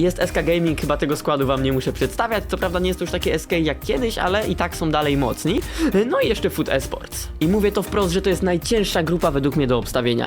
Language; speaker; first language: Polish; native; Polish